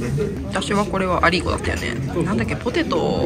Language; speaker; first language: Japanese; native; Japanese